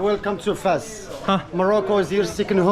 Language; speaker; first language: English; non-native, learner; Arabic